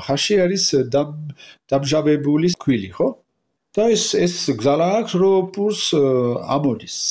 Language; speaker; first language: Georgian; non-native, learner; French